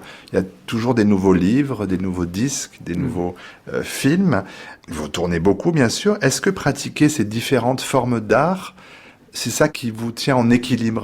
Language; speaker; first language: French; native; French